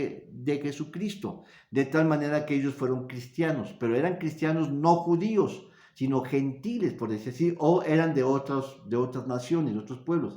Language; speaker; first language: Spanish; native; Spanish